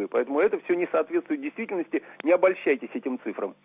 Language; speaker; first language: Russian; native; Russian